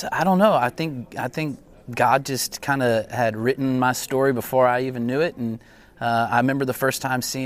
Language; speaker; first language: English; native; English